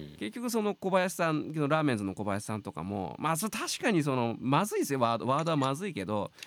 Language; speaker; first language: Japanese; native; Japanese